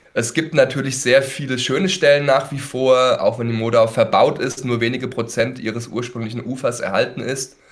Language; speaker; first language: German; native; German